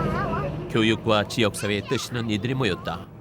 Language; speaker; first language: Korean; native; Korean